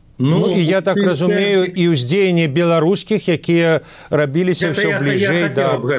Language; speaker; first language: Belarusian; non-native, local second language; Russian